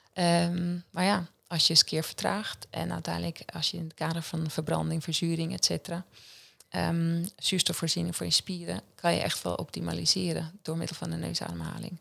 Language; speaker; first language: Dutch; non-native, fluent; Swiss German